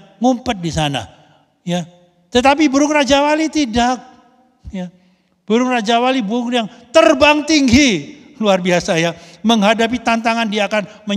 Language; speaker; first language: Indonesian; native; Indonesian